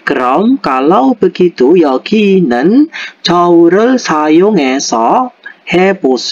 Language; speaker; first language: Korean; non-native, fluent; Indonesian